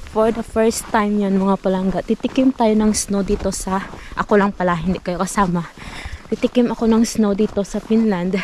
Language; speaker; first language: Filipino; non-native, local second language; Hiligaynon